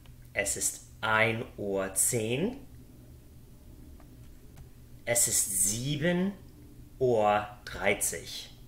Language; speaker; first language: German; non-native, fluent; English